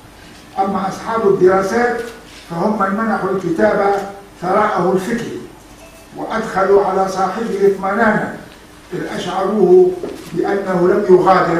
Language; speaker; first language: Arabic; native; Arabic